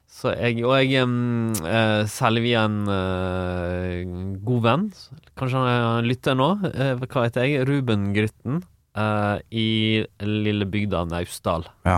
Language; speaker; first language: Norwegian; native; Norwegian